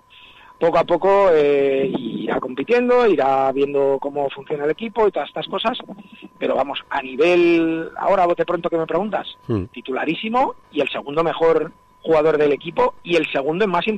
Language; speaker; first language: Spanish; native; Spanish